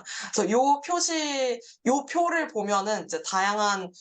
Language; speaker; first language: Korean; native; Korean